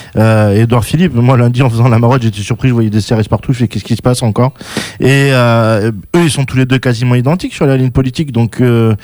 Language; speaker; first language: French; native; French